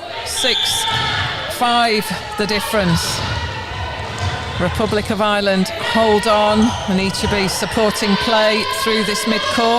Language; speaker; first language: English; native; English